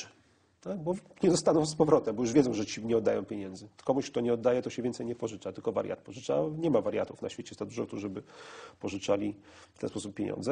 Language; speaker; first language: Polish; native; Polish